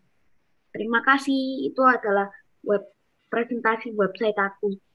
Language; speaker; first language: Indonesian; non-native, local second language; English